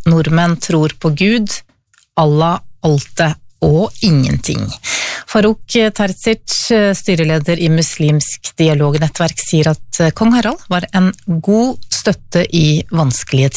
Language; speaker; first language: Norwegian; native; Norwegian